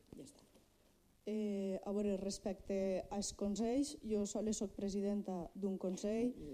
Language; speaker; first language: Catalan; non-native, local second language; Spanish